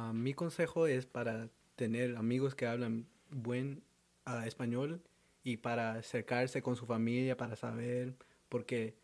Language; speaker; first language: Spanish; early bilingual, heritage; Spanish